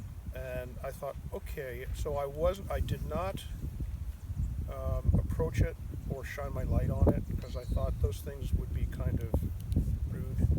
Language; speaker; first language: English; native; English